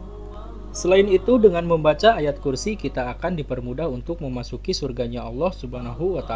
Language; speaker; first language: Indonesian; native; Indonesian